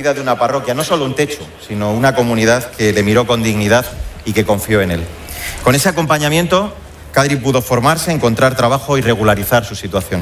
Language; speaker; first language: Spanish; native; Spanish